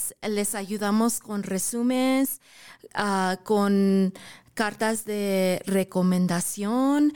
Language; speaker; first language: Spanish; early bilingual, heritage; English